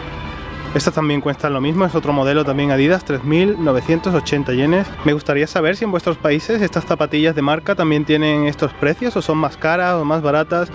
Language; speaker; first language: Spanish; native; Spanish